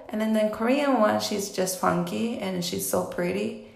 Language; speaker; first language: English; non-native, fluent; Japanese